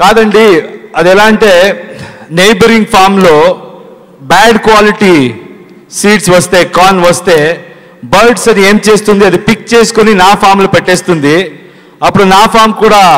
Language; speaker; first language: Telugu; non-native, learner; Kannada